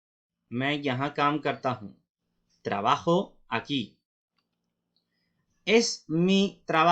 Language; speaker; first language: Spanish; non-native, fluent; Urdu